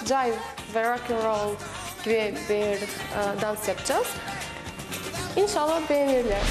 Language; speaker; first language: Turkish; non-native, fluent; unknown